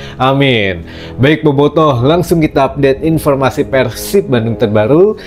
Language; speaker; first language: Indonesian; native; Indonesian